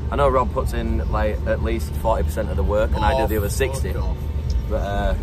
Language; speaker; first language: English; native; English